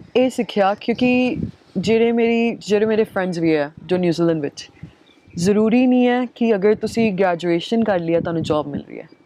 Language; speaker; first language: Punjabi; early bilingual, heritage; Punjabi